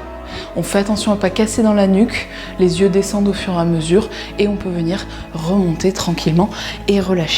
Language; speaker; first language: French; native; French